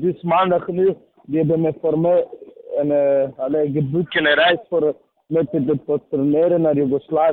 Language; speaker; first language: Dutch; early bilingual, other home language; Serbian